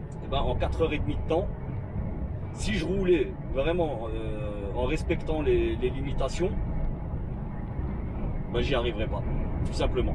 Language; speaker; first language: French; native; French